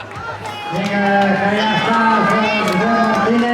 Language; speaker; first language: Catalan; native; Catalan